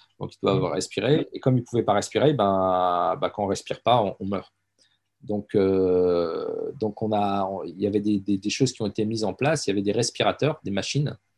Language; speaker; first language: French; early bilingual, other home language; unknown